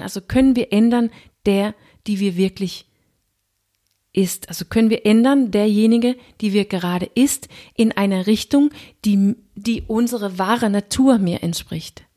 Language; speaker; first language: German; non-native, fluent; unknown